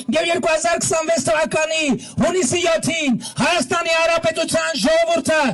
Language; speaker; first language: Armenian; native; Armenian